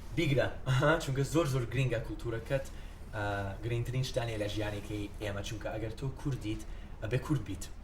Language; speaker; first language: Central Kurdish; non-native, fluent; English